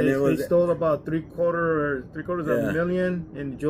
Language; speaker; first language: English; native; English